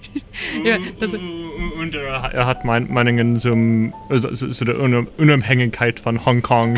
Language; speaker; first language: German; non-native, learner; English